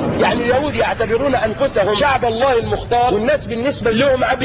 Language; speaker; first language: Arabic; native; Arabic